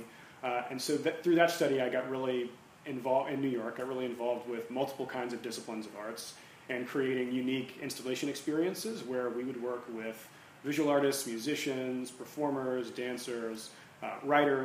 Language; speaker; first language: English; native; English